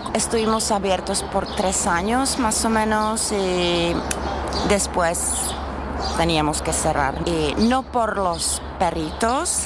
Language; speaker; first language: Spanish; non-native, fluent; Czech